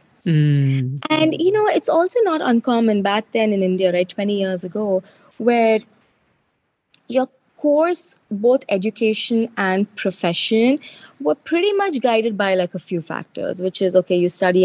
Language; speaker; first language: English; non-native, local second language; Telugu